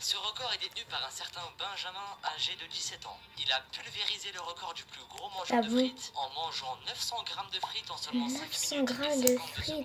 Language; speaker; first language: French; native; French